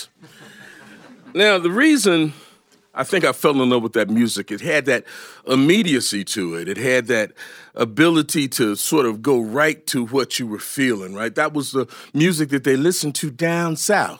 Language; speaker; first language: English; native; English